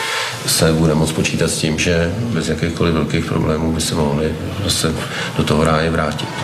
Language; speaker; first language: Czech; native; Czech